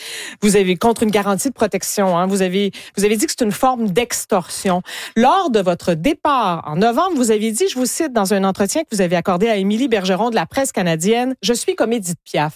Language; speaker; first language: French; native; French